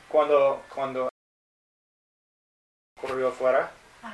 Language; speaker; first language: Spanish; non-native, learner; English